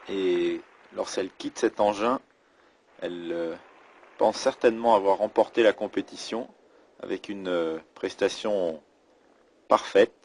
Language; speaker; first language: French; native; French